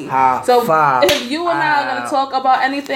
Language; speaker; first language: English; native; English